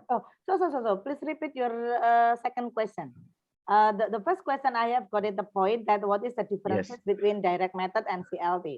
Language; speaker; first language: English; non-native, fluent; Indonesian